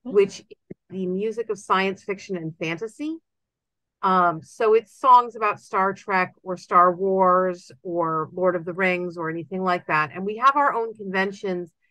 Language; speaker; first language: English; native; English